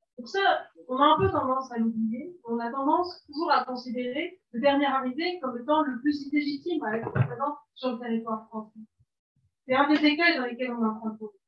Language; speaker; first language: French; non-native, local second language; Arabic